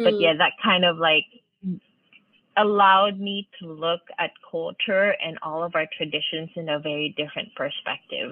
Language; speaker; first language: English; non-native, local second language; Filipino